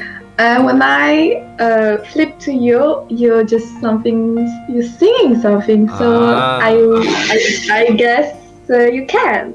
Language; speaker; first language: English; non-native, learner; Polish